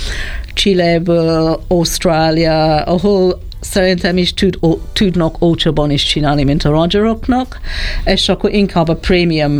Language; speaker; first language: Hungarian; non-native, learner; English